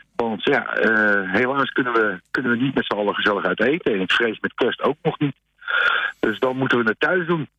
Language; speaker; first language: Dutch; native; Dutch